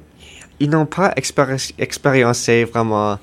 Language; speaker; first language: French; non-native, local second language; English